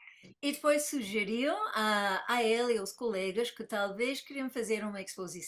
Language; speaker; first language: Portuguese; non-native, fluent; English